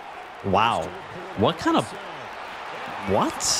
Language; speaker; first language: English; native; English